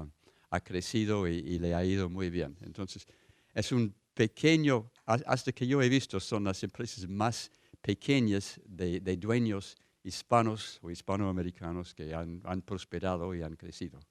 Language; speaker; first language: Spanish; non-native, fluent; English